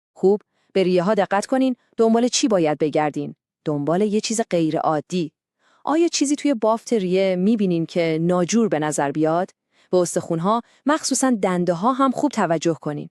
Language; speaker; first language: Persian; native; Persian